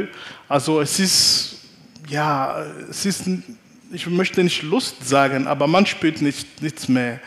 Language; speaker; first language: German; non-native, fluent; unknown